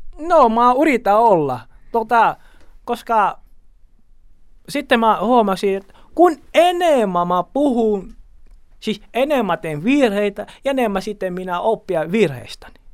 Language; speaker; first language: Finnish; non-native, learner; Portuguese